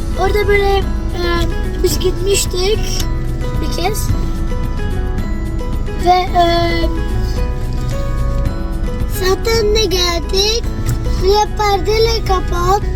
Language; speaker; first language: Turkish; early bilingual, heritage; Turkish